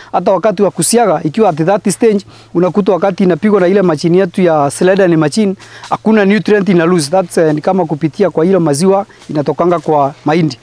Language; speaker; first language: Swahili; non-native, local second language; Meru